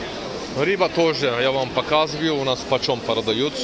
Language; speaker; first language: Russian; non-native, learner; Turkish